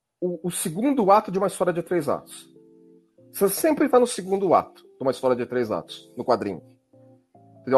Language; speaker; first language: Portuguese; native; Portuguese